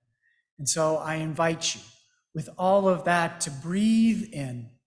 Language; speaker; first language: English; native; English